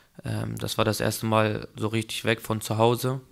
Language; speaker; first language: German; early bilingual, other home language; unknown